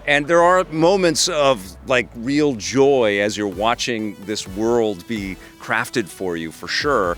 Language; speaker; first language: English; native; English